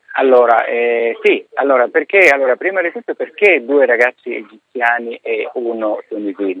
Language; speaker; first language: Italian; non-native, fluent; Arabic